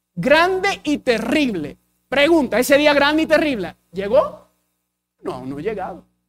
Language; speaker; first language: Spanish; early bilingual, heritage; English